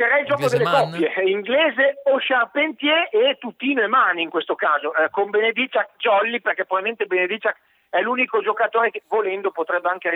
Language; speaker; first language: Italian; native; Italian